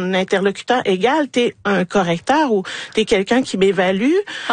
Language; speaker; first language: French; native; French